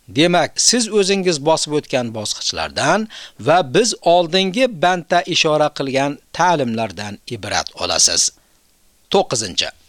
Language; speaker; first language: Uzbek; native; Uzbek